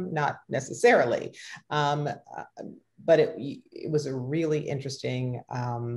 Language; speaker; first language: English; native; English